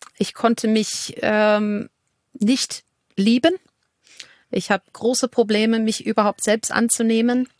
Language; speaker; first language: German; non-native, fluent; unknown